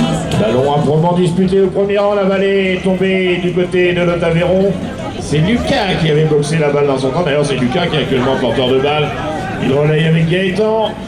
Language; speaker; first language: French; native; French